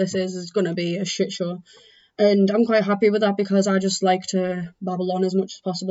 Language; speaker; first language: English; native; English